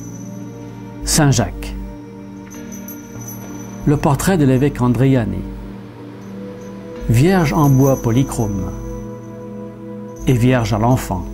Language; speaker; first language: French; native; French